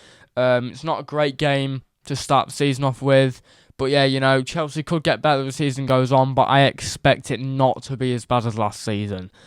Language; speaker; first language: English; native; English